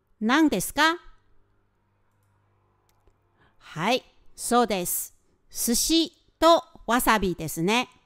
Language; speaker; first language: Japanese; non-native, fluent; Chinese